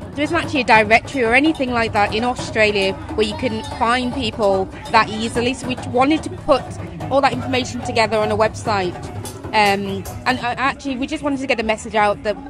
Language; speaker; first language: English; native; English